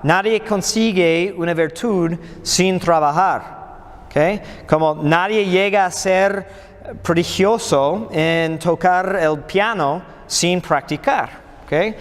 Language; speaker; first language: Spanish; non-native, fluent; English